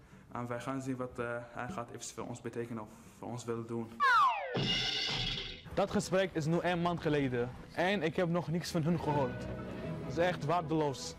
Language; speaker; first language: Dutch; non-native, learner; Arabic